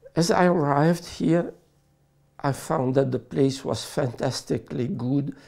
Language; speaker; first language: English; non-native, fluent; French